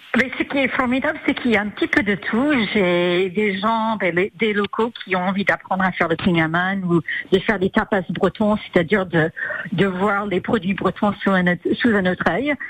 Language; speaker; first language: French; non-native, fluent; English